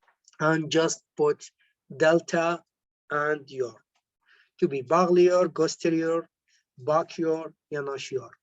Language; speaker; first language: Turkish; non-native, learner; Arabic